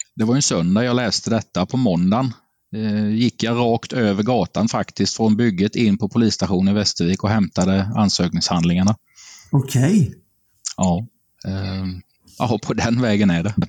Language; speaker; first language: Swedish; native; Swedish